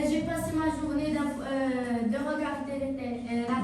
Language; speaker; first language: French; non-native, learner; Arabic